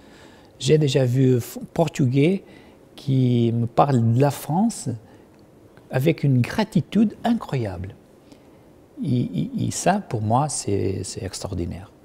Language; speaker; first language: French; non-native, fluent; Portuguese